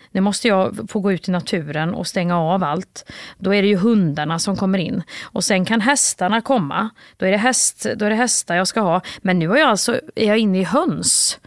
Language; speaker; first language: Swedish; native; Swedish